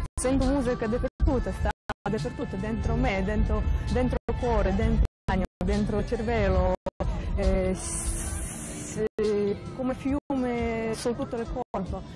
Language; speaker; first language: Italian; non-native, learner; Russian